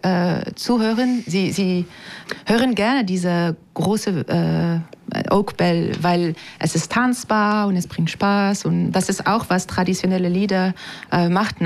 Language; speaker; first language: German; non-native, fluent; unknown